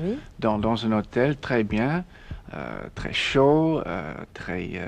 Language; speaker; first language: French; non-native, learner; English